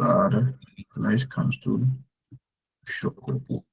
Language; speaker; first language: German; non-native, fluent; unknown